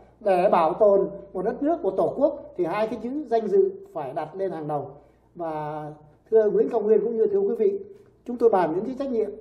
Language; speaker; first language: Vietnamese; native; Vietnamese